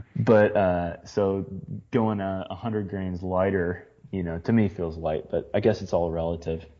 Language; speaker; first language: English; native; English